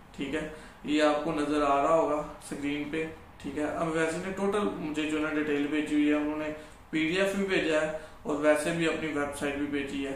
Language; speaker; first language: Urdu; non-native, local second language; Punjabi